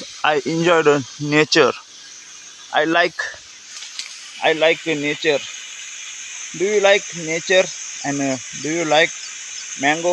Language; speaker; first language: English; non-native, learner; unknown